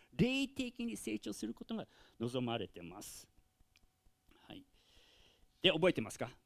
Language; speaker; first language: Japanese; non-native, fluent; English